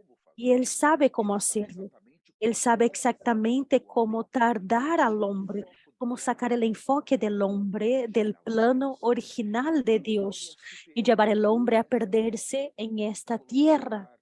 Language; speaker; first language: Spanish; non-native, fluent; Portuguese